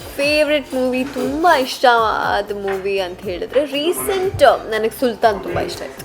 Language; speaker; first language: Kannada; non-native, local second language; Kodava